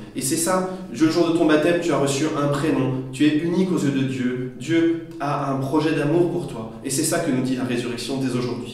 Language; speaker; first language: French; native; French